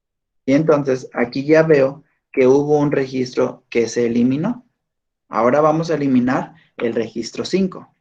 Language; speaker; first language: Spanish; native; Spanish